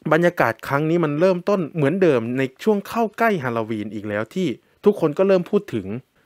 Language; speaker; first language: Thai; native; Thai